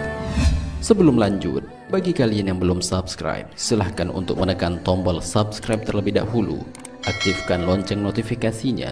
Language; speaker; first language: Indonesian; native; Indonesian